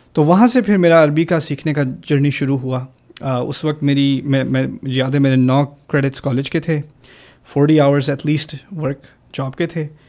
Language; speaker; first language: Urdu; early bilingual, other home language; German